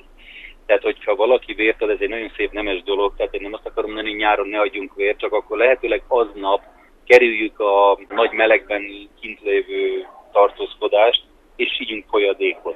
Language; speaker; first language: Hungarian; native; Hungarian